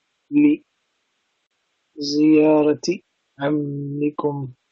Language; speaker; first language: Arabic; non-native, fluent; English